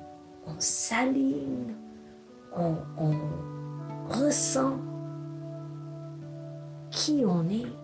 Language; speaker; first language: French; non-native, fluent; English